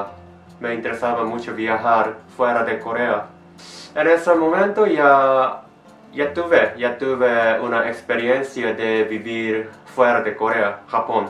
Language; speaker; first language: Spanish; non-native, learner; Korean